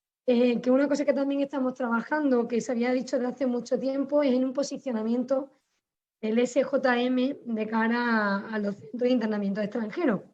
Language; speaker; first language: Spanish; native; Spanish